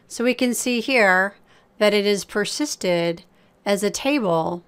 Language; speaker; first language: English; native; English